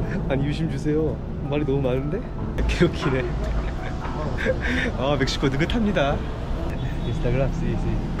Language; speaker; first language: Spanish; non-native, learner; Korean